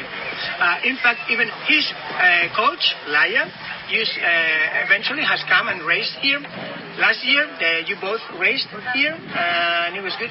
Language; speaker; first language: English; non-native, fluent; Spanish